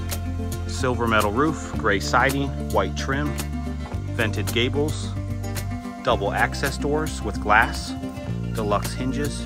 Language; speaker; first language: English; native; English